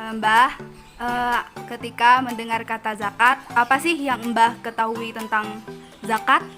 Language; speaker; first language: Indonesian; non-native, local second language; Madurese